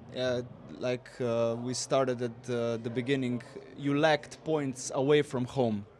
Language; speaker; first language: English; non-native, fluent; Slovenian